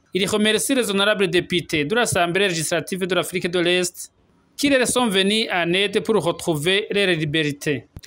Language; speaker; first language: French; non-native, local second language; Rundi